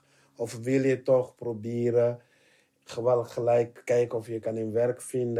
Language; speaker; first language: Dutch; non-native, fluent; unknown